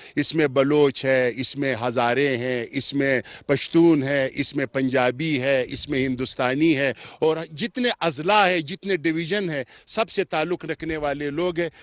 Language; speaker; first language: Urdu; non-native, local second language; Pashto